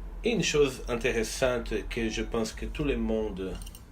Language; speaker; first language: French; non-native, fluent; Portuguese